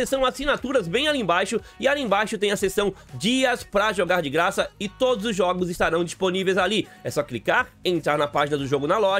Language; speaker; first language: Portuguese; native; Portuguese